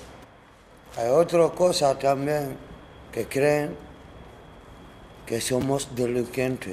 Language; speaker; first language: Spanish; non-native, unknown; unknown